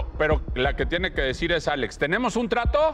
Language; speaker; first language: Spanish; native; Spanish